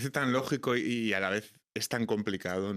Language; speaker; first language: Spanish; native; Spanish